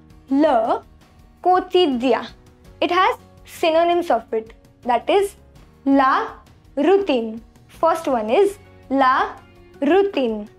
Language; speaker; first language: English; non-native, local second language; Hindi